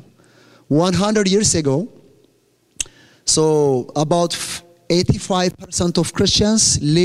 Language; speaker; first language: English; non-native, fluent; Amharic